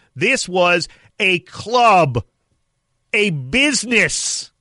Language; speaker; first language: English; native; English